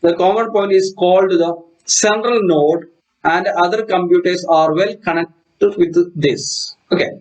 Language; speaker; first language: English; non-native, local second language; Malayalam